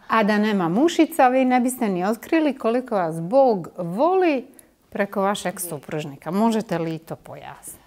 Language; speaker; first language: Croatian; native; Croatian